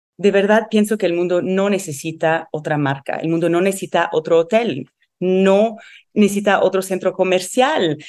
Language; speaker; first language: Spanish; non-native, fluent; Arabic